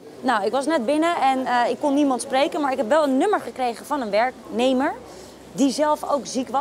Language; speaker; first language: Dutch; native; Dutch